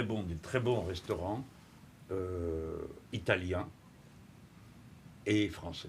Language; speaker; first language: French; native; French